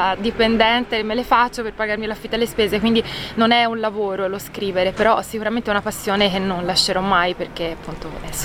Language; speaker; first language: Italian; native; Italian